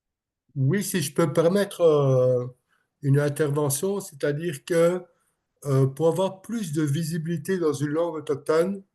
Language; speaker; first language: French; non-native, local second language; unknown